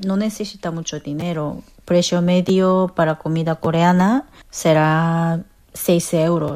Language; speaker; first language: Spanish; non-native, fluent; Korean